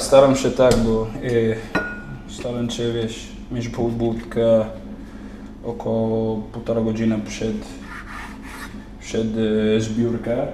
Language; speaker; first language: Polish; non-native, learner; Italian